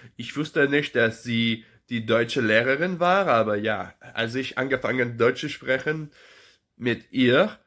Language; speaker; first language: German; non-native, learner; French